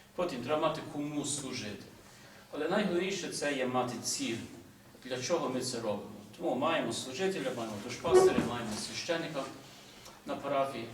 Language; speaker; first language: Ukrainian; early bilingual, heritage; Ukrainian